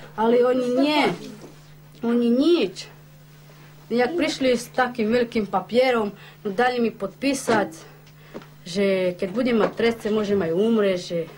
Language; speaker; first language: Slovak; non-native, local second language; Romany